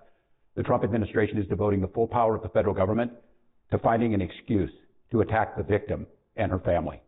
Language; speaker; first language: English; native; English